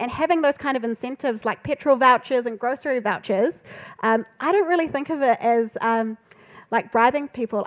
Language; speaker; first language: English; native; English